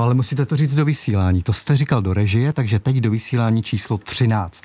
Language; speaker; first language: Czech; native; Czech